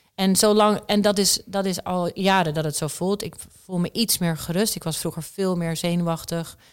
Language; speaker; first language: Dutch; early bilingual, other home language; Czech